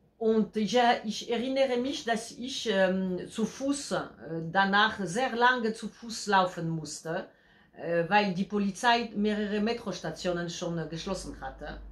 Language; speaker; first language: German; non-native, fluent; Polish